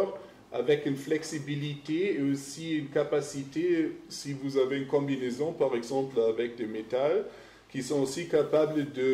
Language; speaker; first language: French; non-native, fluent; German